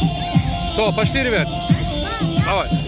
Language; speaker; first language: Russian; non-native, learner; Turkish